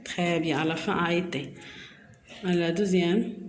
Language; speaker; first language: French; non-native, local second language; Arabic